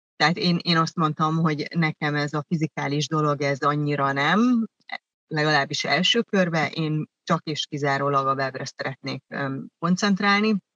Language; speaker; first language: Hungarian; early bilingual, other home language; German